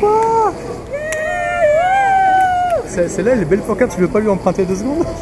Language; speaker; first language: French; native; French